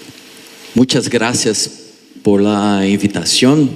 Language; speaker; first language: Spanish; non-native, learner; Portuguese